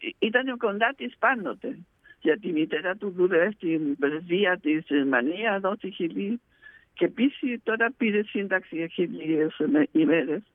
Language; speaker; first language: Greek; early bilingual, heritage; Greek